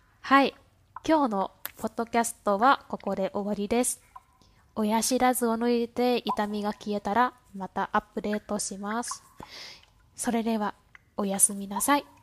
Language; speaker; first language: Japanese; non-native, fluent; Vietnamese